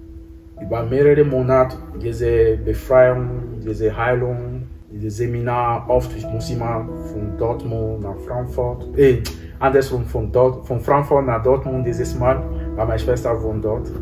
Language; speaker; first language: German; non-native, fluent; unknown